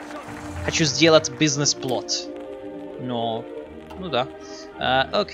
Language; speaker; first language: Russian; non-native, learner; English